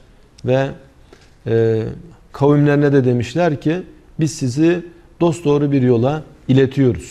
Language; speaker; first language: Turkish; native; Turkish